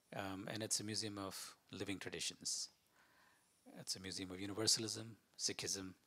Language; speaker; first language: English; non-native, local second language; Malayalam